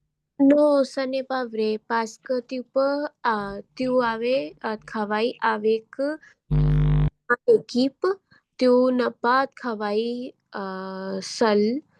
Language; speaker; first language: French; non-native, learner; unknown